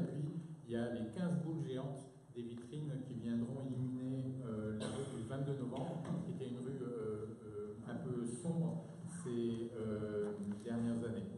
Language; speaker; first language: French; native; French